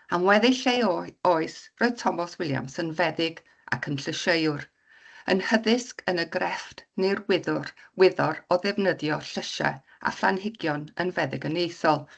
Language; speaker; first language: Welsh; native; Welsh